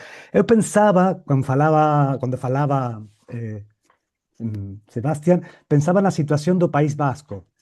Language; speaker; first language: Portuguese; non-native, learner; Spanish